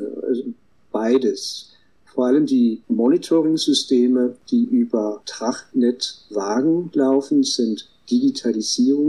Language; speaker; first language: German; non-native, fluent; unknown